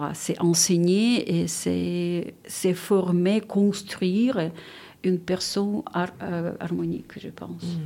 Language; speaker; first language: French; non-native, fluent; Ukrainian